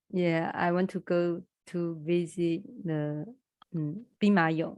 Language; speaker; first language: English; non-native, learner; Chinese